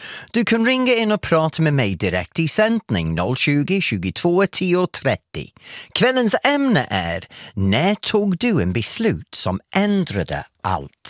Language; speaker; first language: Swedish; non-native, fluent; English